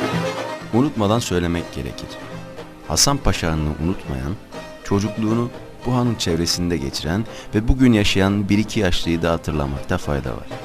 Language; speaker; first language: Turkish; native; Turkish